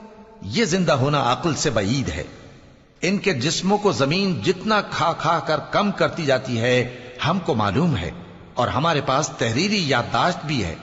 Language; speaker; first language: Urdu; native; Urdu